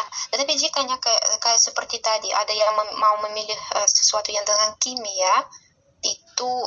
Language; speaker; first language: Indonesian; non-native, fluent; Russian